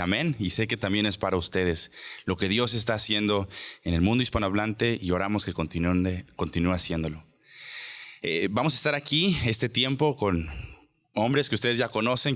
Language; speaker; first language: Spanish; native; Spanish